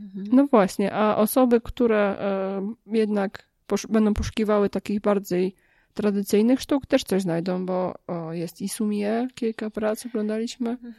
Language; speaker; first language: Polish; native; Polish